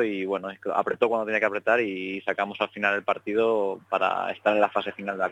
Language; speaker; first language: Spanish; native; Spanish